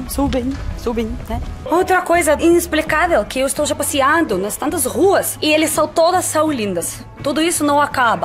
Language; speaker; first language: Portuguese; non-native, fluent; Russian